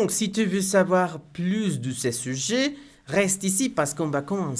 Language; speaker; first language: French; non-native, fluent; Spanish